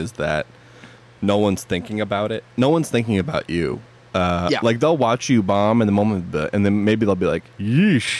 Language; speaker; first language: English; native; English